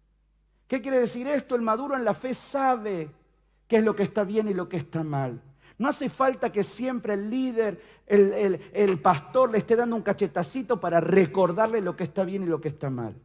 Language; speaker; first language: Spanish; native; Spanish